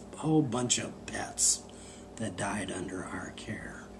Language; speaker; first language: English; native; English